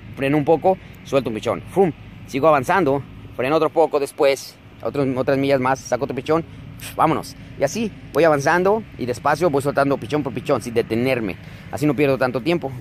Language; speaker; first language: Spanish; native; Spanish